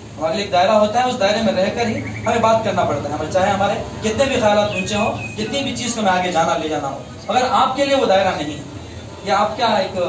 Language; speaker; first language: Hindi; non-native, local second language; Urdu